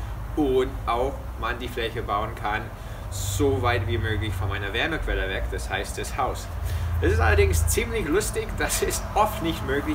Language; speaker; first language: German; non-native, fluent; English